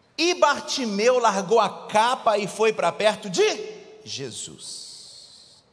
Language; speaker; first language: Portuguese; native; Portuguese